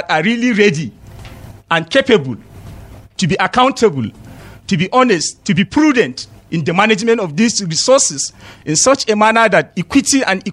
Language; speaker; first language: English; non-native, local second language; Hausa